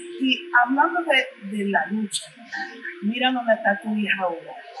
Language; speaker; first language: Spanish; early bilingual, heritage; Spanish